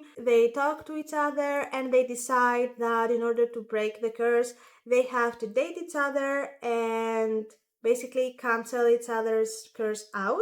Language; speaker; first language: English; non-native, fluent; Greek